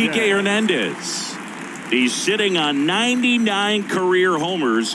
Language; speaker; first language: English; native; English